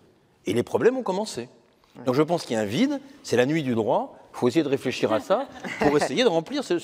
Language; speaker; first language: French; native; French